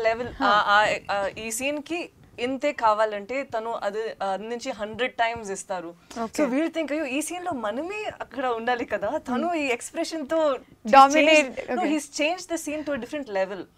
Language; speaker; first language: Telugu; non-native, local second language; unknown